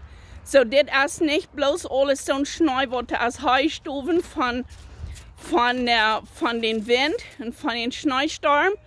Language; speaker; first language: German; early bilingual, heritage; German